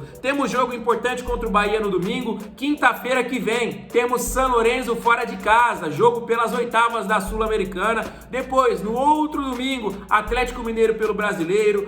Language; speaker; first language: Portuguese; native; Portuguese